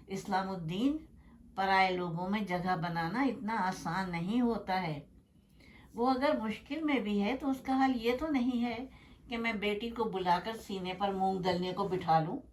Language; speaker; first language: Urdu; native; Urdu